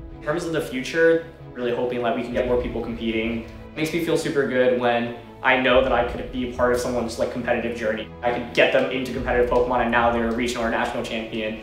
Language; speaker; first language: English; native; English